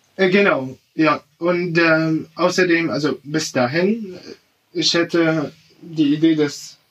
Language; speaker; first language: German; non-native, fluent; Arabic